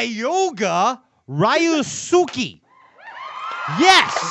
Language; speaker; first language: English; native; English